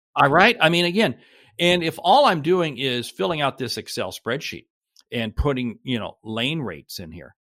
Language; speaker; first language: English; native; English